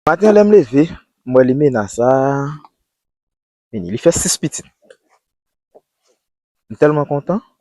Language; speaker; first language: French; non-native, learner; Haitian Creole